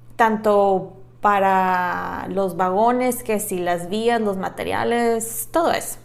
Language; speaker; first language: Spanish; native; Spanish